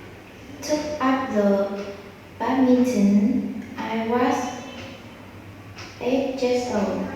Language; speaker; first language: English; non-native, learner; Vietnamese